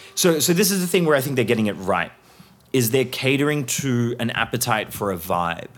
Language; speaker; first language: English; early bilingual, other home language; Sindhi